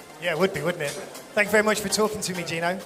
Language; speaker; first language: English; native; English